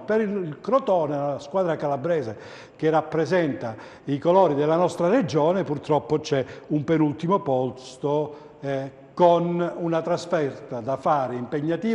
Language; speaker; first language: Italian; native; Italian